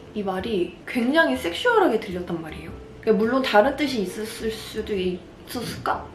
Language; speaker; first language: Korean; native; Korean